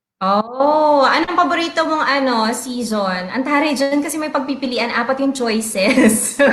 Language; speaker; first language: Filipino; native; Filipino